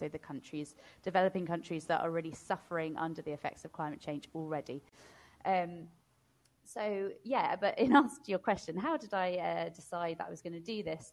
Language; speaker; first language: English; native; English